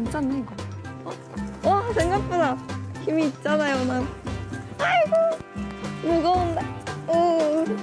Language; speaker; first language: Korean; non-native, learner; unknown